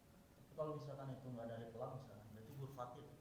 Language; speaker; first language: Indonesian; native; Indonesian